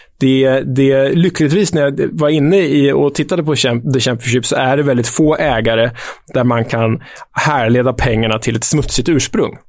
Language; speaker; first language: Swedish; native; Swedish